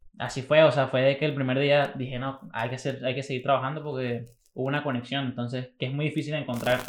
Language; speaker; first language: Spanish; native; Spanish